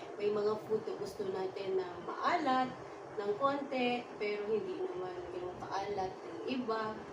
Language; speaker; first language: Filipino; non-native, local second language; Cebuano